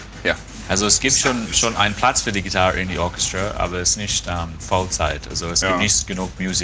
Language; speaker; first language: German; non-native, fluent; English